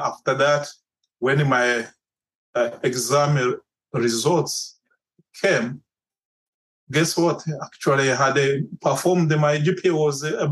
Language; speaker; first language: English; non-native, local second language; Kinyarwanda